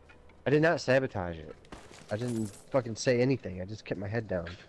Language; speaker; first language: English; native; English